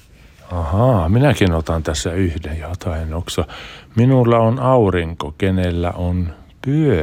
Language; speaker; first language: Finnish; early bilingual, heritage; Finnish